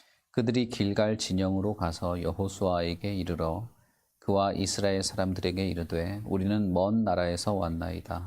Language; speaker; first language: Korean; native; Korean